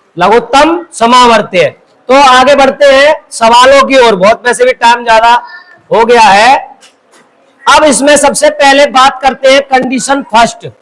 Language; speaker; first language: Hindi; native; Hindi